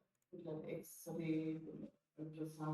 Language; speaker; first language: French; non-native, learner; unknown